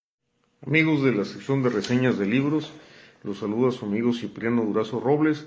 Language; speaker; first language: Spanish; native; Spanish